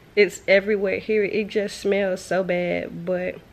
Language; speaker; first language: English; native; English